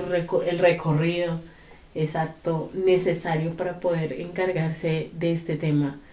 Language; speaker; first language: Spanish; native; Spanish